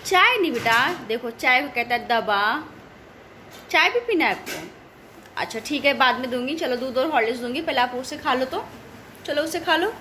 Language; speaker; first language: Hindi; native; Hindi